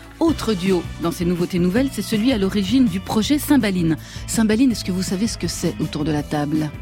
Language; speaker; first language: French; native; French